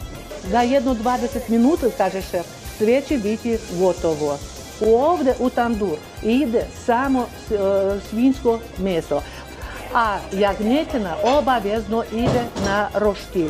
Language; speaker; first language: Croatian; non-native, fluent; Russian